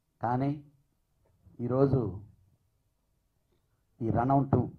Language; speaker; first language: Telugu; native; Telugu